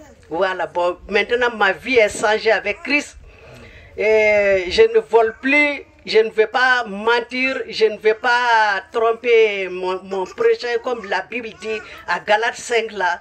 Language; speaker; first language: French; non-native, local second language; Bambara